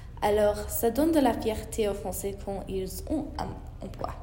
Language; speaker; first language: French; non-native, learner; English